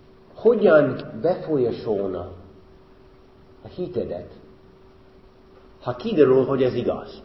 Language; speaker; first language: Hungarian; non-native, fluent; English